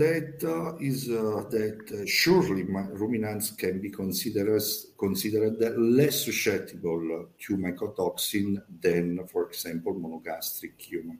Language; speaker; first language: English; non-native, fluent; Italian